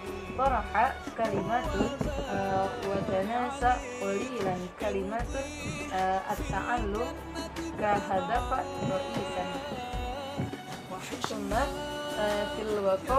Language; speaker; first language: Arabic; non-native, learner; Indonesian